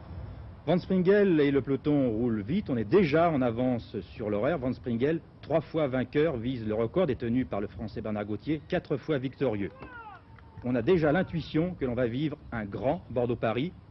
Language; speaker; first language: French; native; French